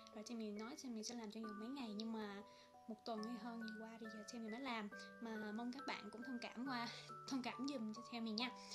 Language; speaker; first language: Vietnamese; early bilingual, heritage; Vietnamese